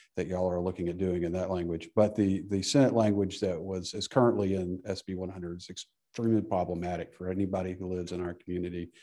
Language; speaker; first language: English; native; English